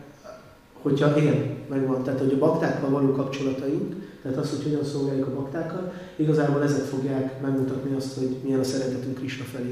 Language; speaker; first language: Hungarian; native; Hungarian